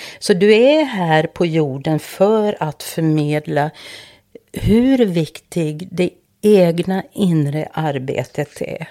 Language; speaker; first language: Swedish; native; Swedish